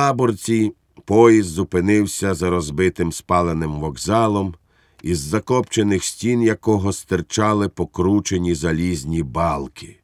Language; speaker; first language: Ukrainian; native; Ukrainian